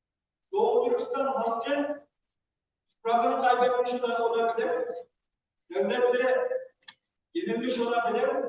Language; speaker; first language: Turkish; non-native, fluent; Uyghur